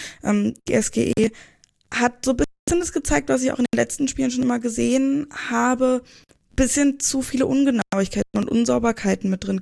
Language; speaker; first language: German; native; German